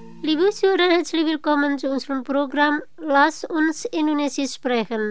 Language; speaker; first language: German; non-native, learner; Indonesian